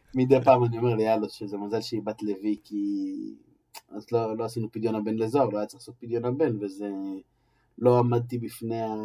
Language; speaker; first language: Hebrew; native; Hebrew